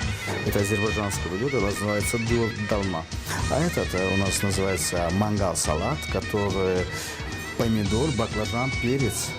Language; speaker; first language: Russian; non-native, fluent; Azerbaijani